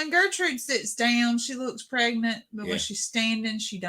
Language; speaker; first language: English; native; English